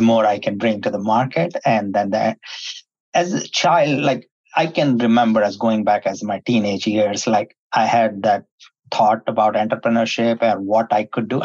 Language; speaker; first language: English; non-native, local second language; Hindi